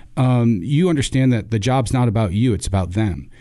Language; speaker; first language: English; native; English